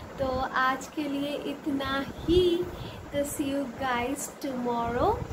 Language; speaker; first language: Hindi; non-native, local second language; Bangla